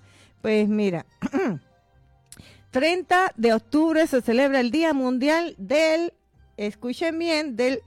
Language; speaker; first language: Spanish; native; Spanish